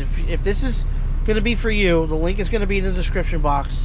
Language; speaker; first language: English; native; English